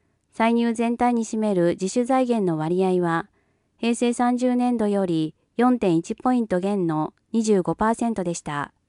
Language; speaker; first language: Japanese; native; Japanese